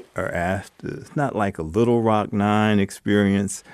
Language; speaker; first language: English; native; English